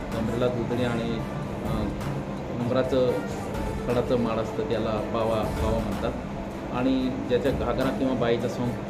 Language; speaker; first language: Marathi; non-native, local second language; Bhili